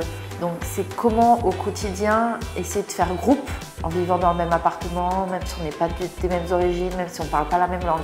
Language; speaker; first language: French; native; French